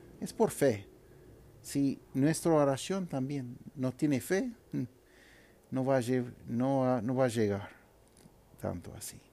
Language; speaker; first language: Spanish; non-native, fluent; English